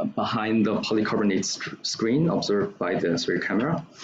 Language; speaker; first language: English; non-native, fluent; Korean